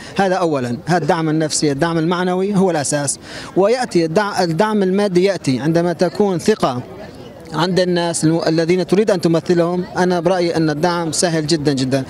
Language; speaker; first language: Arabic; native; Arabic